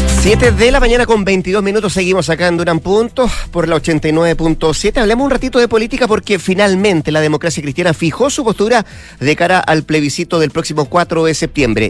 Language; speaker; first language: Spanish; native; Spanish